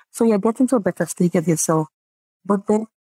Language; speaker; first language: English; non-native, local second language; Yoruba